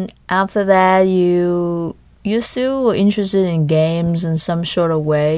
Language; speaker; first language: English; non-native, fluent; Vietnamese